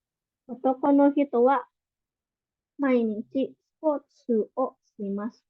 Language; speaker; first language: Japanese; non-native, fluent; Indonesian